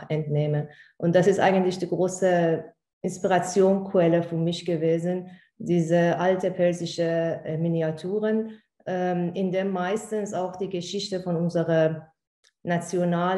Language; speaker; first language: German; non-native, fluent; Persian